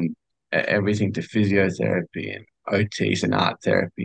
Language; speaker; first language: English; native; English